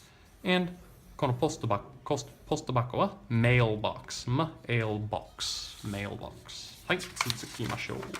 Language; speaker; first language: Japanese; non-native, learner; English